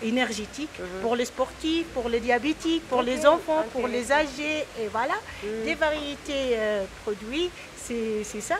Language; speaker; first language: French; non-native, local second language; Arabic